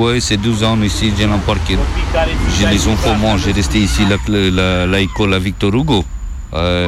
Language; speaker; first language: French; non-native, learner; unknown